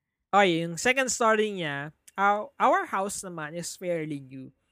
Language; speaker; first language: English; non-native, local second language; Filipino